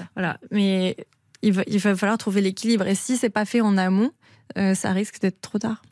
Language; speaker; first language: French; native; French